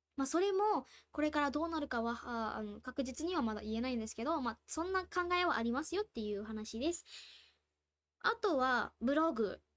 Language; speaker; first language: Japanese; non-native, fluent; Burmese